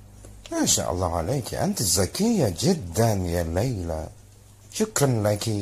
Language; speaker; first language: Arabic; non-native, learner; Indonesian